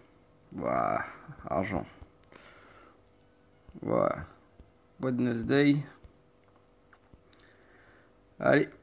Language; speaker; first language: French; native; French